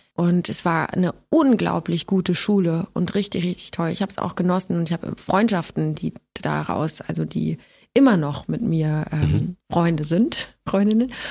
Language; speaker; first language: German; native; German